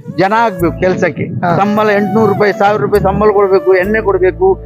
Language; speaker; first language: Kannada; non-native, local second language; Tulu